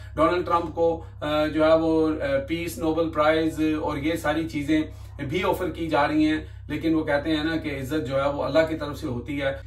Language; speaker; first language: Urdu; non-native, local second language; Punjabi